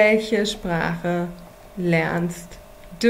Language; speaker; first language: German; non-native, fluent; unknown